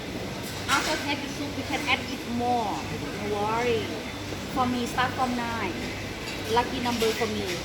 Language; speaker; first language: English; non-native, learner; Thai